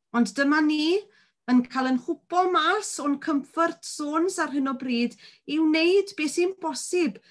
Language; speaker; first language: Welsh; native; Welsh